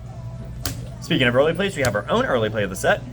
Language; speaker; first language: English; native; English